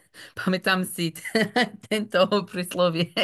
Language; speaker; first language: Slovak; non-native, learner; English